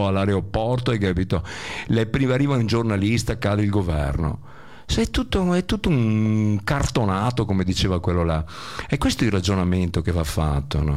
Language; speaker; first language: Italian; native; Italian